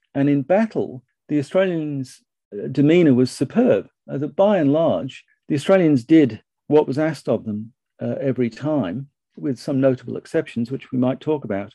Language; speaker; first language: English; native; English